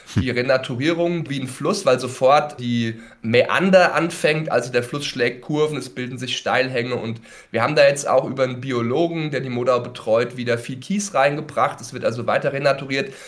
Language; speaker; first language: German; native; German